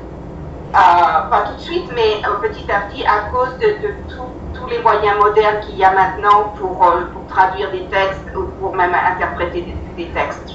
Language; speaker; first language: French; native; French